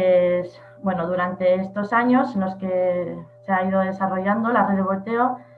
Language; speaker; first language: Spanish; native; Spanish